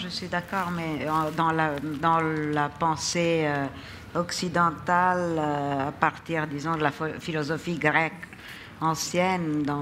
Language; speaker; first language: French; non-native, fluent; Italian